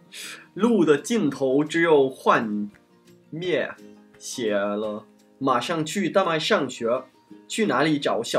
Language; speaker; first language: Chinese; non-native, fluent; Danish